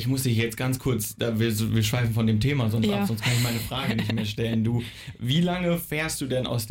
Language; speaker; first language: German; native; German